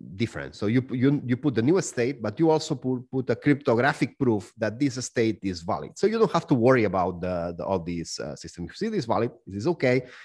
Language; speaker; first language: English; non-native, fluent; Spanish